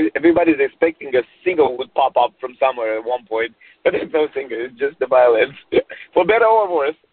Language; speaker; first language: English; non-native, fluent; Romanian